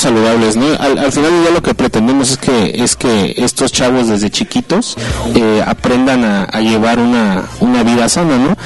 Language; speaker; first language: Spanish; native; Spanish